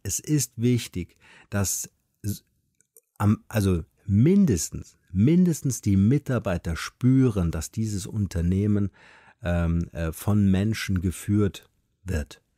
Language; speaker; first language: German; native; German